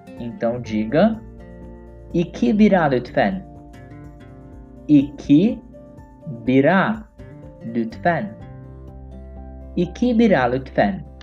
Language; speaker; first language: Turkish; non-native, learner; Portuguese